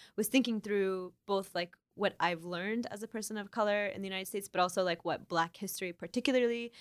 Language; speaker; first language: English; native; English